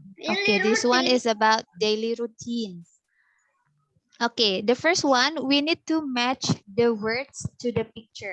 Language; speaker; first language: English; non-native, fluent; Indonesian